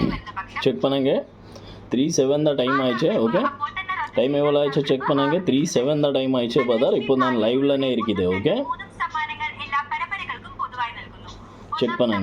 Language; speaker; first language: Tamil; non-native, learner; Kannada